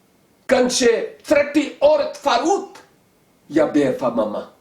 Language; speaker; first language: Swedish; non-native, learner; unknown